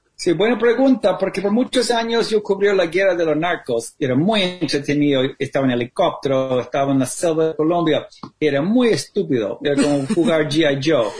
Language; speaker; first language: Spanish; non-native, fluent; English